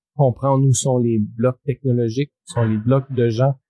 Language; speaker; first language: French; native; French